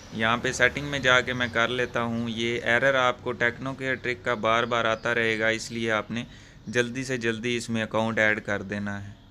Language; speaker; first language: Urdu; non-native, local second language; Punjabi